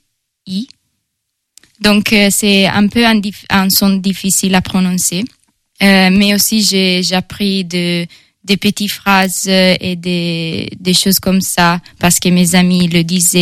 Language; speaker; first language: French; non-native, fluent; Italian